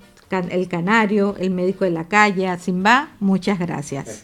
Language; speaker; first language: Spanish; native; Spanish